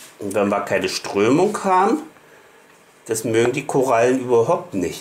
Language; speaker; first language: German; native; German